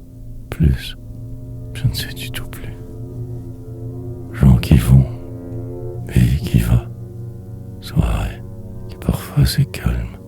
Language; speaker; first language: French; native; French